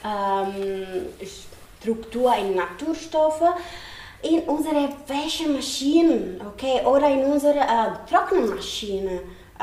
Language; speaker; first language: German; non-native, learner; Italian